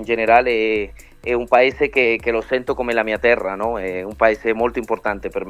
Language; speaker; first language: Italian; early bilingual, other home language; Spanish